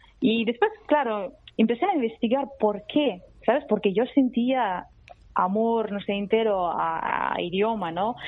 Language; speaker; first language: Spanish; non-native, fluent; Georgian